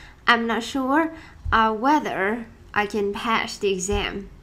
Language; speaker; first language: English; non-native, fluent; Vietnamese